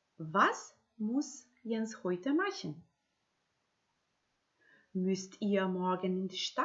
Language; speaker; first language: German; non-native, fluent; Macedonian